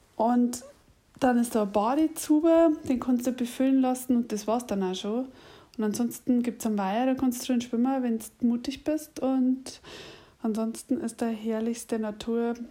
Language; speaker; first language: German; native; German